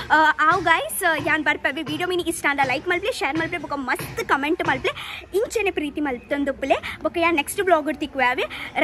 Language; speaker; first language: Kannada; non-native, local second language; Tulu